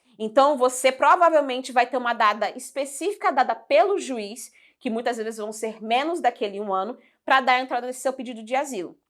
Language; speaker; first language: Portuguese; early bilingual, heritage; Portuguese